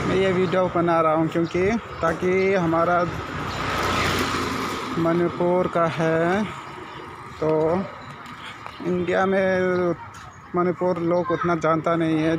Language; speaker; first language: Hindi; non-native, local second language; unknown